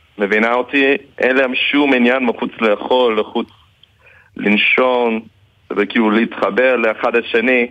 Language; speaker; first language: Hebrew; non-native, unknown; English